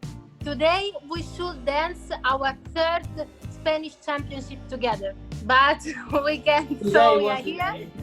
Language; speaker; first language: English; non-native, fluent; Italian